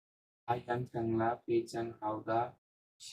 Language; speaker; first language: Chinese; non-native, learner; Bangla